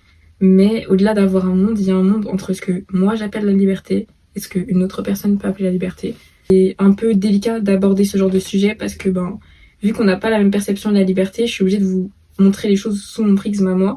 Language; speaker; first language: French; native; French